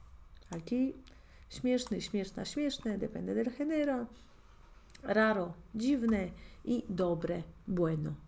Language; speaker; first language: Spanish; non-native, fluent; Polish